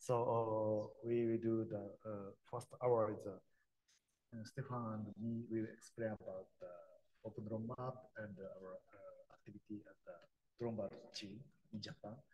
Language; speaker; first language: English; non-native, learner; Japanese